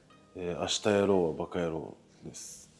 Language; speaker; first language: Japanese; native; Japanese